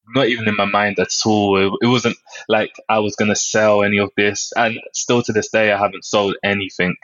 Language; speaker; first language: English; native; English